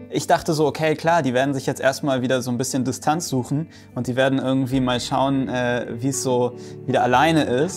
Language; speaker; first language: German; native; German